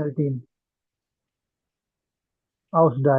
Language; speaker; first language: German; non-native, learner; Urdu